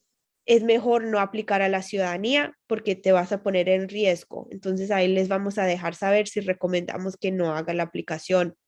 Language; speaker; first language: Spanish; non-native, fluent; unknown